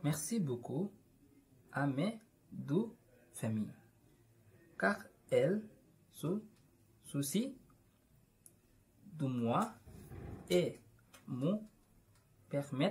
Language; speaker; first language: French; non-native, learner; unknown